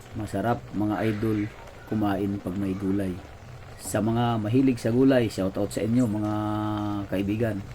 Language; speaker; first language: Filipino; non-native, local second language; Cebuano